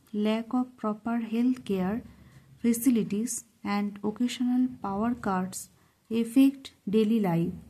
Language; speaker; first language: English; non-native, local second language; Bangla